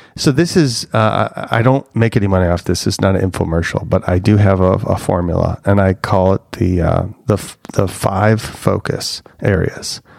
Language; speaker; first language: English; native; English